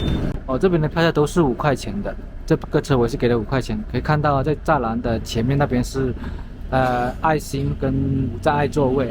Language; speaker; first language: Chinese; native; Chinese